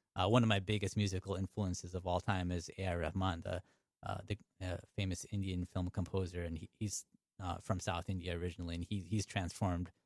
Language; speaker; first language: English; native; English